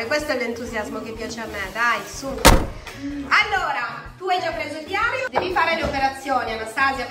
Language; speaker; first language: Italian; native; Italian